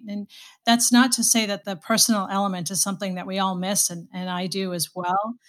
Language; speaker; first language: English; native; English